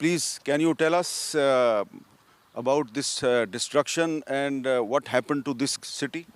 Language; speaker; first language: English; non-native, local second language; Urdu